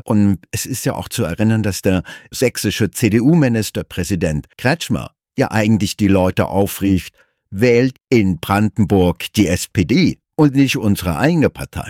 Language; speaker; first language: German; native; German